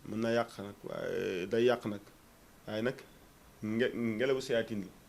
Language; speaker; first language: Wolof; non-native, local second language; Fula